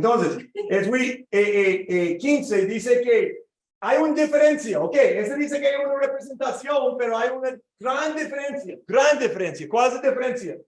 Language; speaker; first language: Spanish; non-native, learner; English